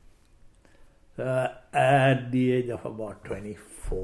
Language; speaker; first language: English; non-native, local second language; Sinhala